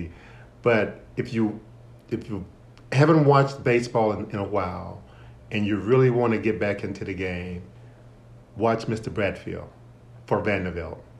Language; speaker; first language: English; native; English